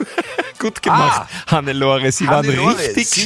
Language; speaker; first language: German; native; German